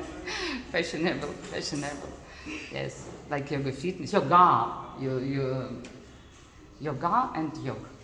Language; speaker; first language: English; non-native, learner; Russian